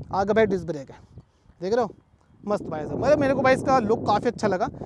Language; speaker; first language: Hindi; native; Hindi